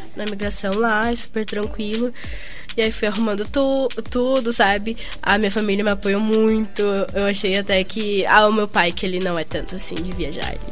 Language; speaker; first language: Portuguese; native; Portuguese